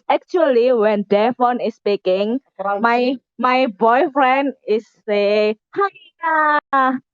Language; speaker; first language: English; non-native, learner; Indonesian